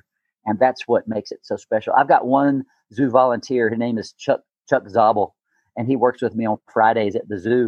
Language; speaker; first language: English; native; English